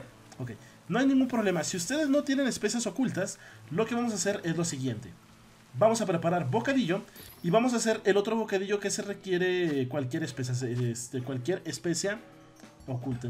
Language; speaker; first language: Spanish; native; Spanish